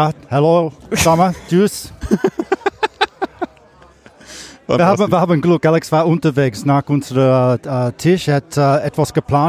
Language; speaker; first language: German; non-native, learner; English